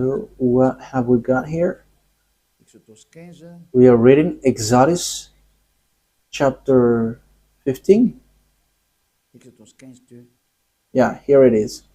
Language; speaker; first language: English; non-native, fluent; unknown